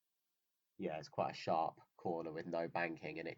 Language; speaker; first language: English; native; English